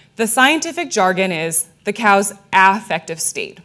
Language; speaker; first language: English; native; English